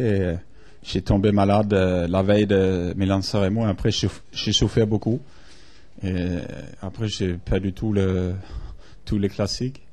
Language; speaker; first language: French; non-native, fluent; Norwegian